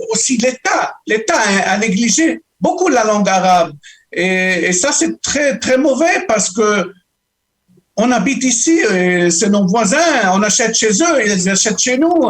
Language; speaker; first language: French; non-native, local second language; Arabic